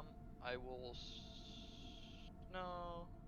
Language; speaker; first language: English; native; English